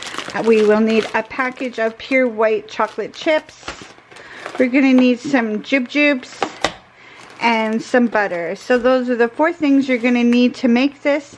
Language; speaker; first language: English; native; English